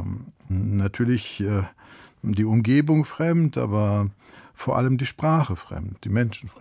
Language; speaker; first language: German; early bilingual, other home language; Italian